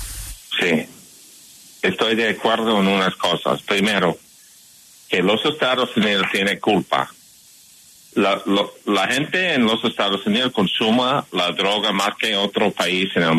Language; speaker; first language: Spanish; non-native, fluent; English